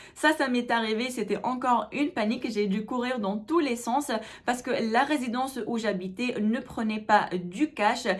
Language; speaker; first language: French; non-native, local second language; Arabic